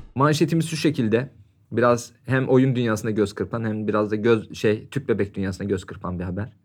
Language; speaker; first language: Turkish; native; Turkish